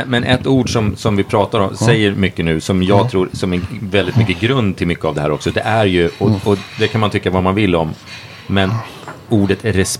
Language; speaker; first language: Swedish; native; Swedish